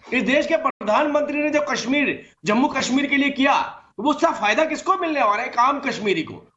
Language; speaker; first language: Hindi; native; Hindi